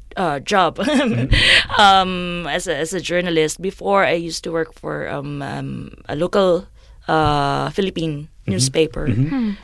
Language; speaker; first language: English; non-native, local second language; Filipino